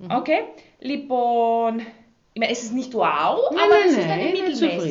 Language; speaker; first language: German; non-native, fluent; Greek